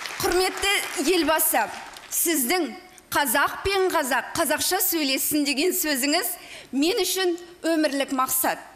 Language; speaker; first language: Kazakh; non-native, local second language; Russian